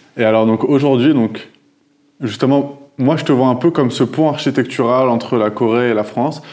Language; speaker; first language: French; native; French